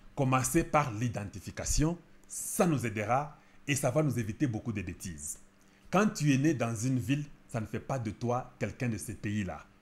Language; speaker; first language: French; non-native, local second language; Lingala